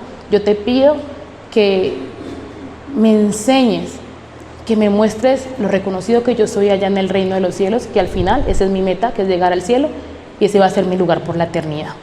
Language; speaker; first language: Spanish; native; Spanish